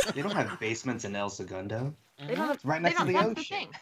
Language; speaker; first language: English; native; English